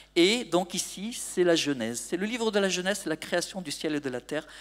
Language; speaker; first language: French; native; French